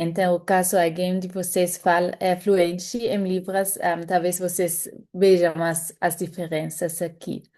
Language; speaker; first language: Portuguese; non-native, fluent; German